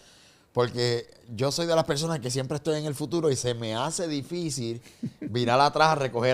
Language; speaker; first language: Spanish; native; Spanish